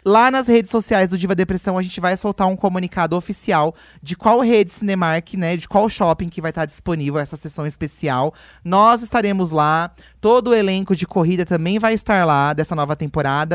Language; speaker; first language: Portuguese; native; Portuguese